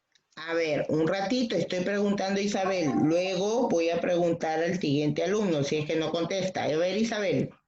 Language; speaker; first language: Spanish; native; Spanish